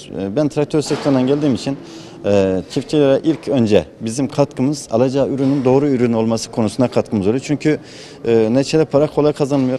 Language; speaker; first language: Turkish; native; Turkish